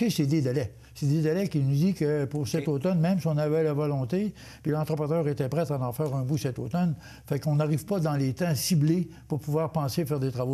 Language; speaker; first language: French; native; French